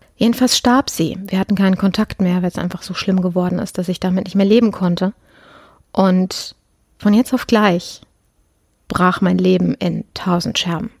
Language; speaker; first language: German; early bilingual, other home language; Polish